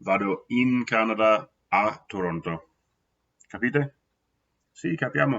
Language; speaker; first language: Italian; non-native, fluent; English